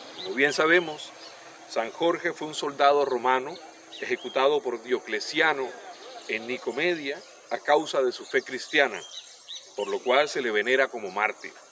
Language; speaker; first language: Spanish; native; Spanish